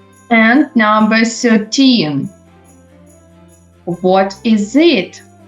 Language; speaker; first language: English; non-native, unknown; Ukrainian